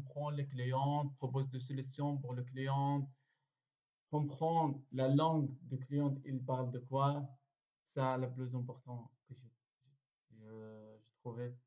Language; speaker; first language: French; non-native, learner; Arabic